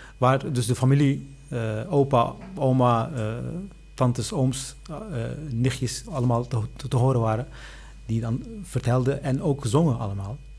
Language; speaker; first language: Dutch; early bilingual, other home language; Arabic